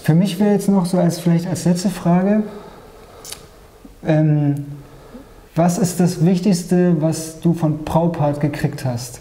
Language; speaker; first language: German; native; German